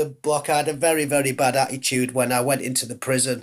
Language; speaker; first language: English; native; English